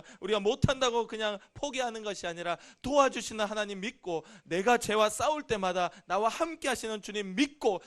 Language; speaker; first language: Korean; native; Korean